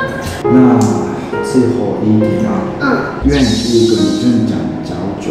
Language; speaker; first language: Chinese; non-native, fluent; Japanese